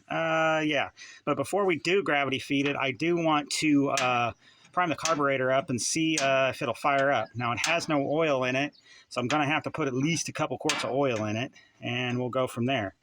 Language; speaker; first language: English; native; English